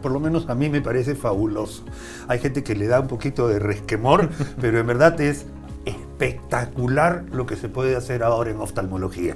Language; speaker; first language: Spanish; native; Spanish